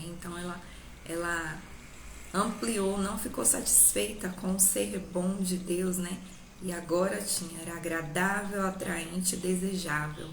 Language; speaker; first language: Portuguese; native; Portuguese